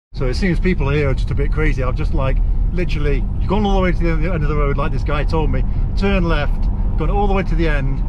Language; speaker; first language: English; native; English